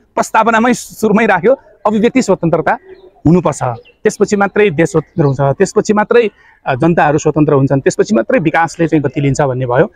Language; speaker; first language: Nepali; non-native, local second language; Newari